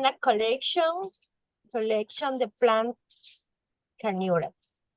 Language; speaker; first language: English; non-native, learner; Spanish